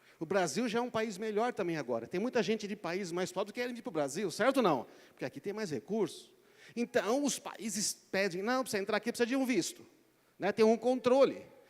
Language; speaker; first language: Portuguese; native; Portuguese